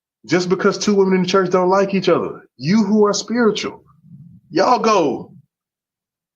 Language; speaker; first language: English; native; English